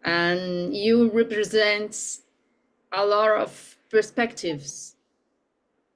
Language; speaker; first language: English; non-native, learner; Portuguese